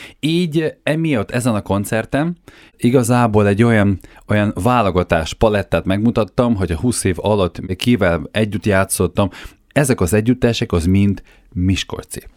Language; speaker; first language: Hungarian; non-native, fluent; Ukrainian